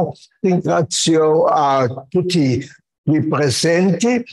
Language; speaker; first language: Italian; non-native, fluent; German